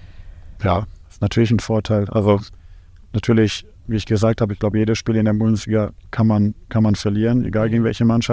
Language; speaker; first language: German; native; German